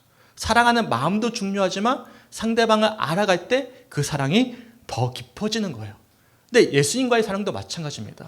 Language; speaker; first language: Korean; native; Korean